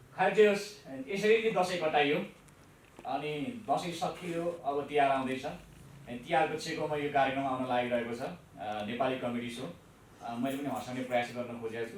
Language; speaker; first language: Nepali; non-native, local second language; Eastern Tamang